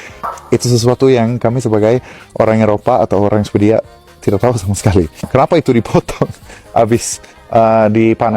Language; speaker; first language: Indonesian; non-native, fluent; Swedish